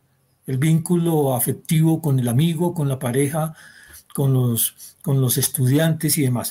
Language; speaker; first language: Spanish; native; Spanish